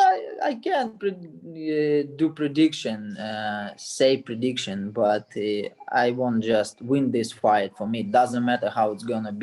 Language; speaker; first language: English; non-native, learner; Russian